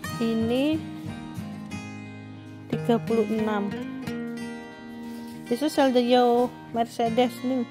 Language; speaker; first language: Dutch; non-native, learner; Indonesian